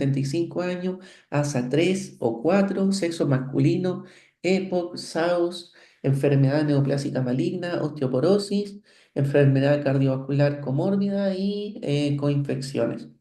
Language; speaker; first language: Spanish; native; Spanish